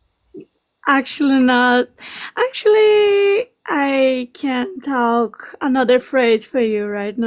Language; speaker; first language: English; non-native, learner; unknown